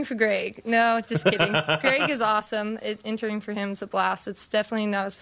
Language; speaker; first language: English; native; English